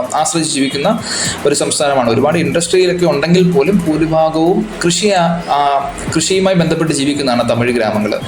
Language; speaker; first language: Malayalam; native; Malayalam